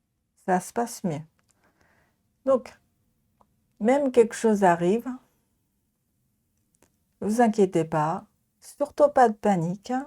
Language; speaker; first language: French; non-native, fluent; Japanese